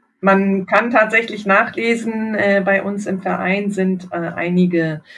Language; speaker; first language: German; native; German